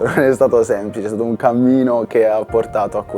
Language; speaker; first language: Italian; native; Italian